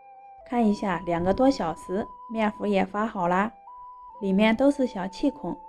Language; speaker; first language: Chinese; native; Chinese